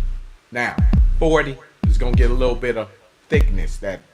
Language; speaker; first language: English; native; English